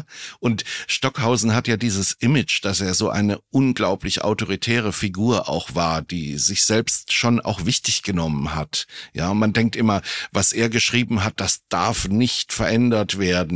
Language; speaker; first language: German; native; German